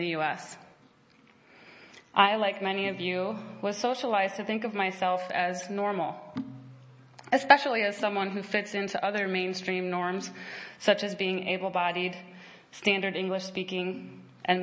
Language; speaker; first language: English; native; English